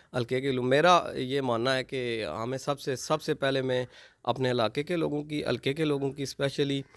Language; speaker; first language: Urdu; non-native, local second language; Pahari-Potwari